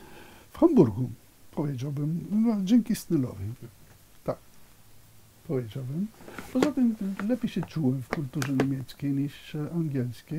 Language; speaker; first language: Polish; non-native, fluent; Italian